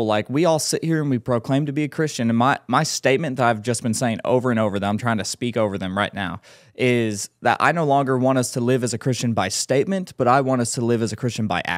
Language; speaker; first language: English; native; English